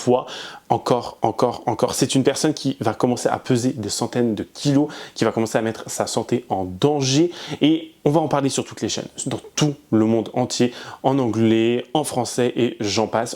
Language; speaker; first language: French; native; French